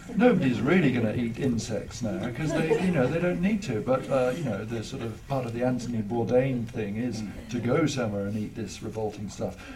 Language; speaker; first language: English; native; English